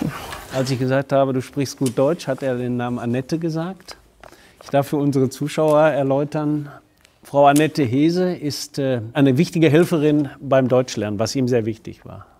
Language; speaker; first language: German; native; German